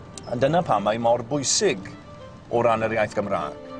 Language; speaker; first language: Welsh; native; Welsh